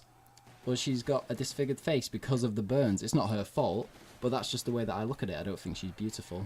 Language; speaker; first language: English; native; English